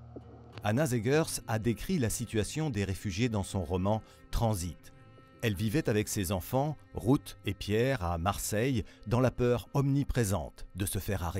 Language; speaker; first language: French; native; French